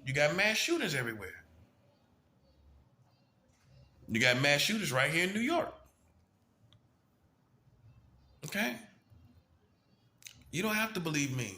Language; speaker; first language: English; native; English